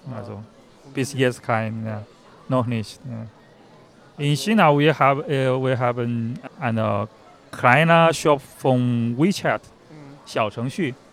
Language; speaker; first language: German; non-native, learner; Chinese